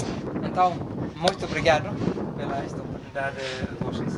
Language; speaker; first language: Portuguese; non-native, learner; Swedish